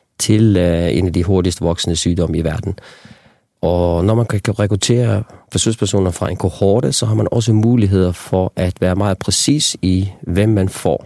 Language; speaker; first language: Danish; non-native, local second language; Faroese